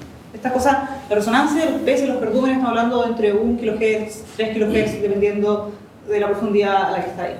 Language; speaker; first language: Spanish; native; Spanish